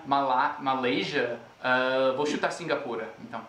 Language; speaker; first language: Portuguese; non-native, fluent; English